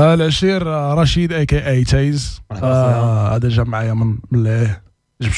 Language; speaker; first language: Arabic; native; Arabic